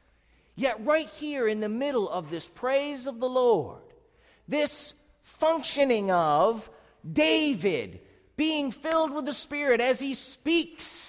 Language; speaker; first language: English; native; English